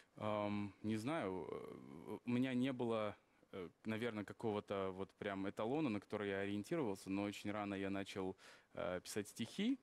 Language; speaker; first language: Russian; non-native, local second language; Kazakh